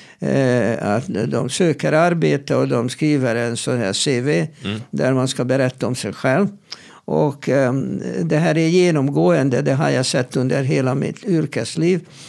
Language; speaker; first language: Swedish; non-native, fluent; Hungarian